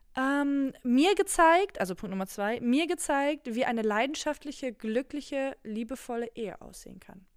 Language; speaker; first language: German; non-native, local second language; Polish